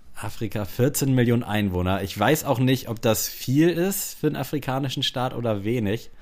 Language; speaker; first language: German; early bilingual, other home language; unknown